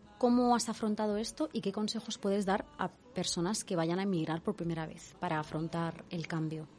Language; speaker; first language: Spanish; non-native, fluent; Arabic